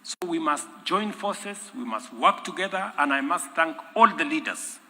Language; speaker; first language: English; non-native, local second language; Kalenjin